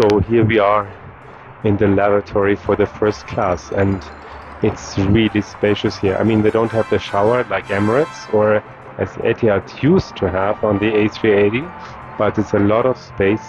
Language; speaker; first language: English; non-native, fluent; German